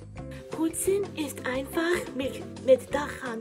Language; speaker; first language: German; non-native, learner; English